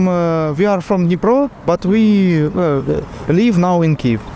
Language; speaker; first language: English; non-native, learner; Ukrainian